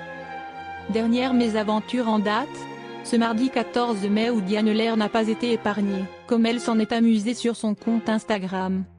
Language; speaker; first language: French; native; French